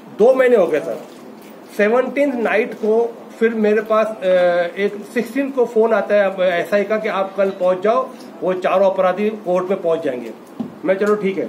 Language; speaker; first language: Hindi; native; Hindi